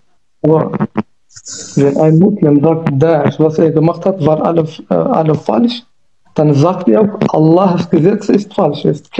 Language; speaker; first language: German; non-native, learner; Kurdish